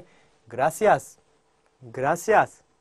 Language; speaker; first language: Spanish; non-native, fluent; Korean